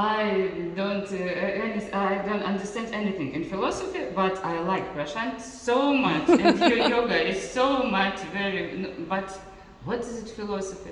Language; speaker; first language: English; non-native, learner; Russian